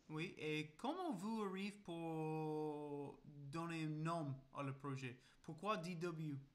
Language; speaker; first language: French; non-native, learner; English